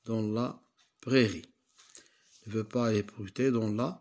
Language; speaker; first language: French; non-native, local second language; Arabic